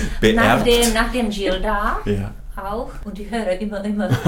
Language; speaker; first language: German; non-native, learner; Czech